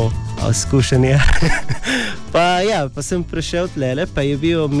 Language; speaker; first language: Slovenian; non-native, learner; Arabic